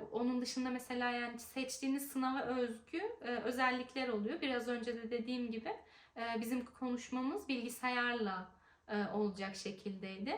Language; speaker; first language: Turkish; native; Turkish